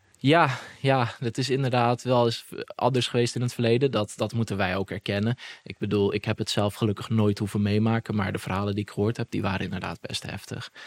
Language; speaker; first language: Dutch; native; Dutch